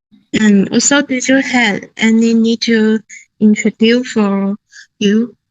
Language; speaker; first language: English; non-native, learner; Thai